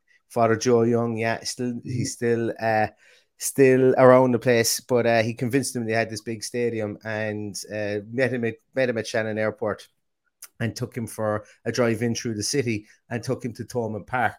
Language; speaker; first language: English; native; English